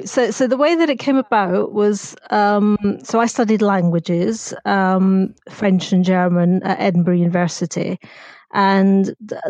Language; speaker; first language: English; native; English